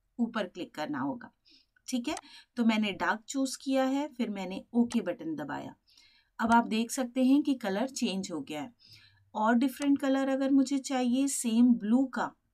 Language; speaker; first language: Hindi; native; Hindi